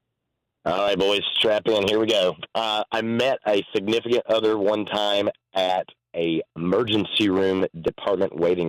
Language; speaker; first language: English; native; English